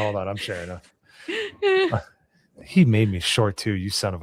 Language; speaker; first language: English; native; English